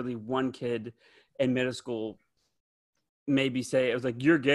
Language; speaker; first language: English; native; English